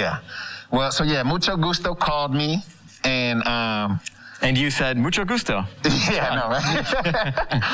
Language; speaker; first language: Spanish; non-native, fluent; English